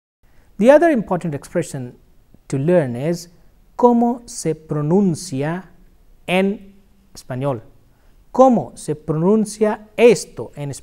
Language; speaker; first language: Spanish; non-native, fluent; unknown